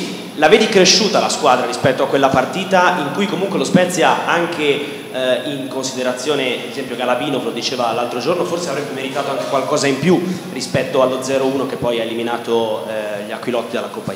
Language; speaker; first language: Italian; native; Italian